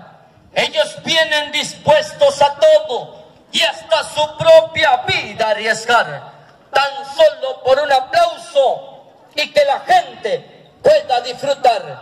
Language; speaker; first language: Spanish; native; Spanish